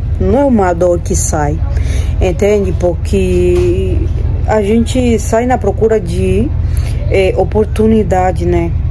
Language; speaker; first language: Portuguese; non-native, fluent; Spanish